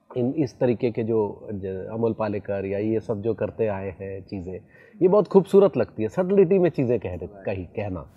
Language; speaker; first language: Hindi; native; Hindi